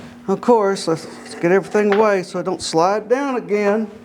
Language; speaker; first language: English; native; English